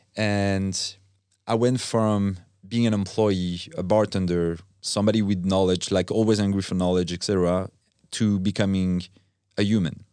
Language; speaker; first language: English; non-native, fluent; French